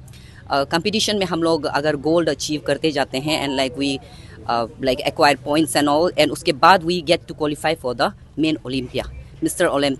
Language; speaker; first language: Hindi; non-native, local second language; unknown